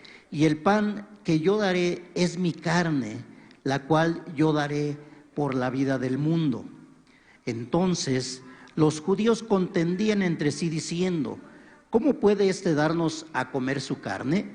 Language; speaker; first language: Spanish; native; Spanish